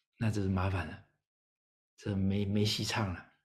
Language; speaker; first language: Chinese; native; Chinese